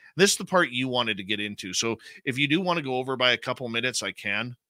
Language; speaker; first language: English; native; English